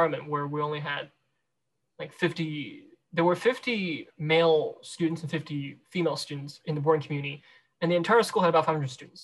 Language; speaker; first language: English; non-native, local second language; Cantonese